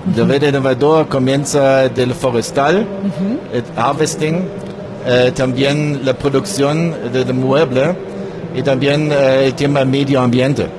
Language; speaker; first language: Spanish; non-native, learner; German